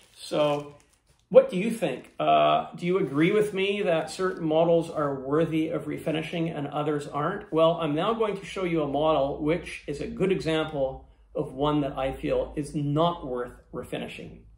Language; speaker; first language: English; native; English